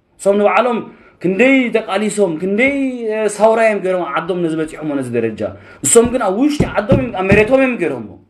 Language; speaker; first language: Tigrinya; early bilingual, heritage; Tigrinya